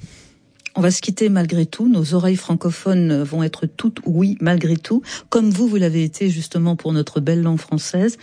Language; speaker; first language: French; native; French